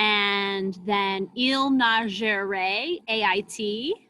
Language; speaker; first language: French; non-native, fluent; English